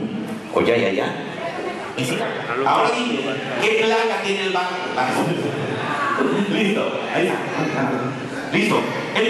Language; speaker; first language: Spanish; native; Spanish